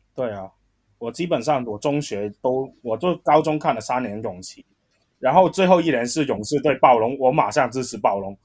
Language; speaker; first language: Chinese; non-native, local second language; Cantonese